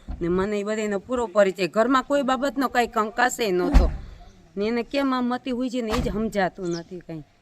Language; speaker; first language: Gujarati; native; Gujarati